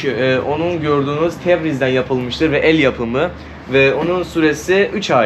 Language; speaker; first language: Turkish; non-native, fluent; Persian